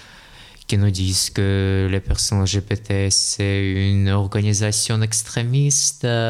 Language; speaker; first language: French; non-native, fluent; Russian